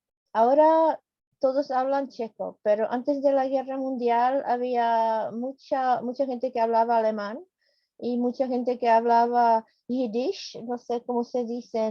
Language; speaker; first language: Spanish; non-native, fluent; Czech